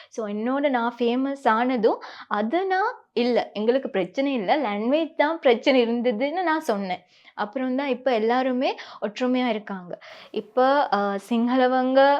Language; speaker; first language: Tamil; non-native, local second language; Sinhala